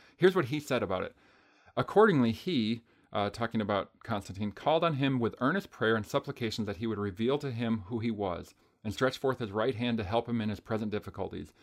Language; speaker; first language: English; native; English